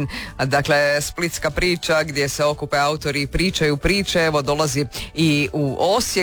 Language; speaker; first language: Serbian; native; Serbian